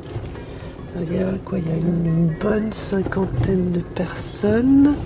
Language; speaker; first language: French; native; French